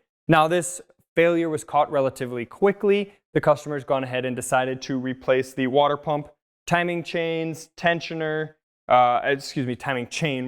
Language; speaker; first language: English; native; English